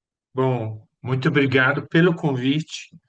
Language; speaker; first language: Portuguese; non-native, fluent; Swedish